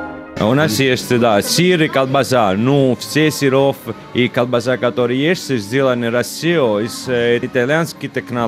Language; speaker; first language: Russian; non-native, learner; Italian